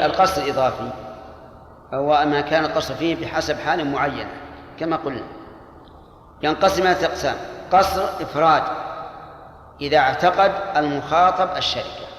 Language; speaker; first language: Arabic; native; Arabic